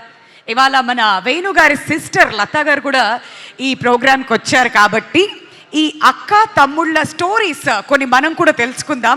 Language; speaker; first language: Telugu; native; Telugu